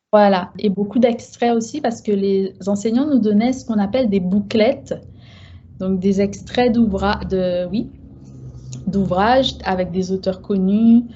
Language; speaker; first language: French; native; French